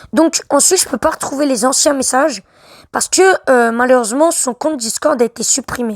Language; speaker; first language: French; native; French